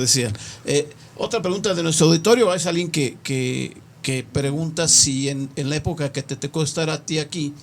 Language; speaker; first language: Spanish; native; Spanish